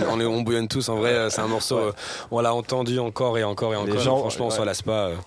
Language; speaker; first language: French; native; French